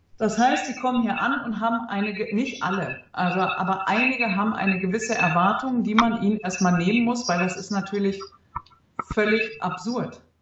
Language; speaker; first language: German; early bilingual, other home language; Arabic